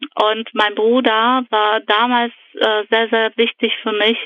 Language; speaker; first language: German; early bilingual, other home language; Polish